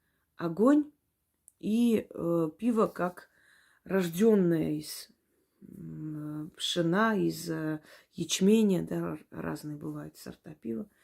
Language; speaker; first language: Russian; native; Russian